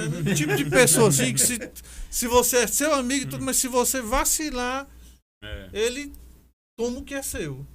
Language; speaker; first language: Portuguese; native; Portuguese